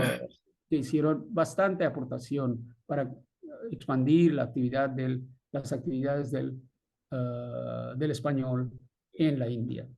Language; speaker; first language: Spanish; non-native, fluent; Bangla